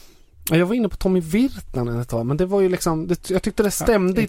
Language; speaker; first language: Swedish; native; Swedish